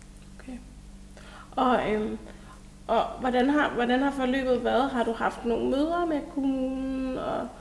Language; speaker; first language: Danish; native; Danish